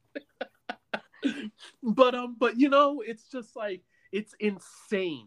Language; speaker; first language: English; early bilingual, other home language; Spanish